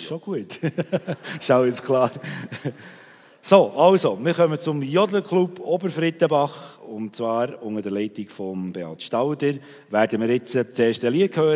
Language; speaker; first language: German; native; German